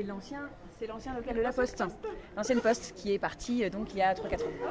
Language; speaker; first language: French; native; French